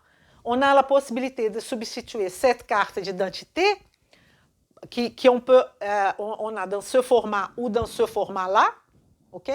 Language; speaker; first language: French; non-native, fluent; Portuguese